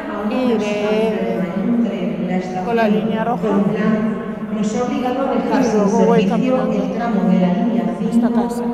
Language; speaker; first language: Spanish; non-native, fluent; Georgian